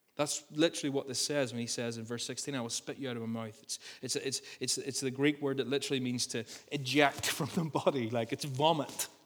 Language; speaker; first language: English; native; English